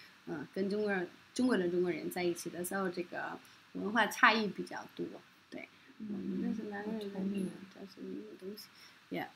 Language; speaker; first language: Chinese; non-native, fluent; Norwegian